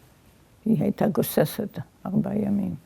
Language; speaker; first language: Hebrew; early bilingual, other home language; Yiddish